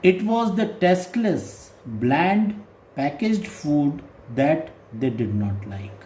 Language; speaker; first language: English; non-native, local second language; Hindi